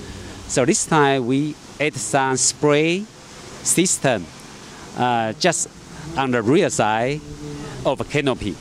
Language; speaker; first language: English; non-native, learner; Chinese